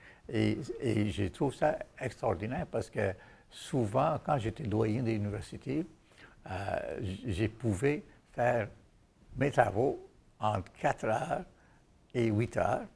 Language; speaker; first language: French; non-native, fluent; Bangla